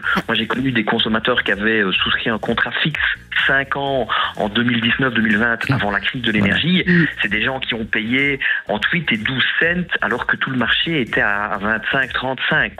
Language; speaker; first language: French; native; French